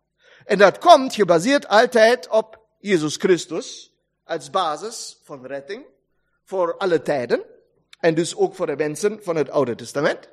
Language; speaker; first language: Dutch; non-native, fluent; German